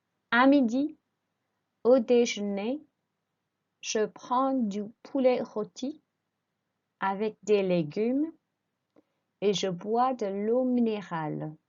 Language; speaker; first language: French; non-native, fluent; English